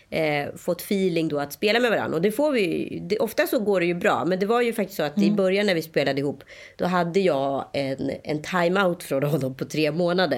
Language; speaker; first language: Swedish; native; Swedish